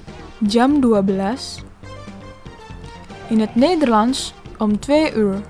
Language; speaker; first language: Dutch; non-native, learner; Indonesian